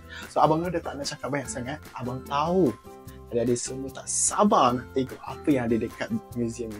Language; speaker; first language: Malay; native; Malay